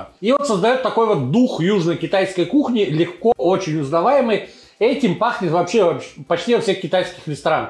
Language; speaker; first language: Russian; native; Russian